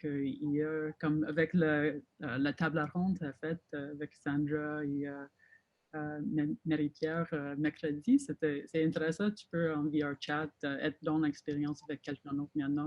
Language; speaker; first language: French; non-native, fluent; English